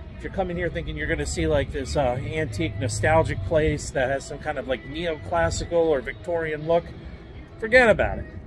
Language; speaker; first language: English; native; English